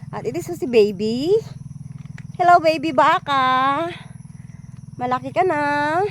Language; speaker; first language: Filipino; non-native, local second language; Iloko